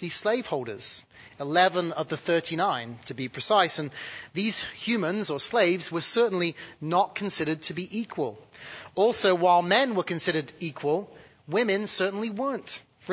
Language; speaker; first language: English; native; English